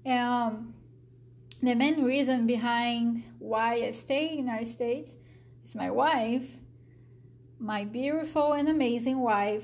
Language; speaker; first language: English; non-native, fluent; Portuguese